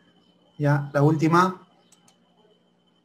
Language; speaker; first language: Spanish; native; Spanish